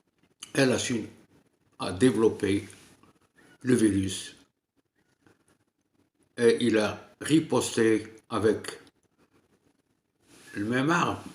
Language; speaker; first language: French; non-native, local second language; Arabic